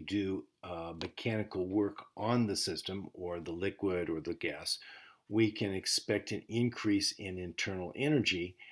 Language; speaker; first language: English; native; English